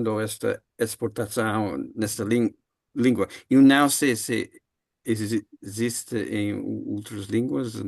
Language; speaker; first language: Portuguese; non-native, learner; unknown